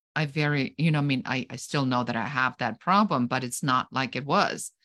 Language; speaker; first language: English; non-native, fluent; German